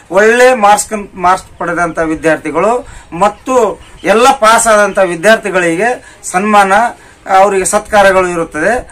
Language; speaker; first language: Kannada; non-native, local second language; Lambadi